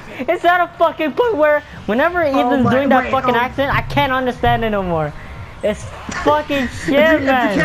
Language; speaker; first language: English; native; English